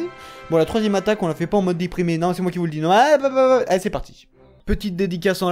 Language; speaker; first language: French; native; French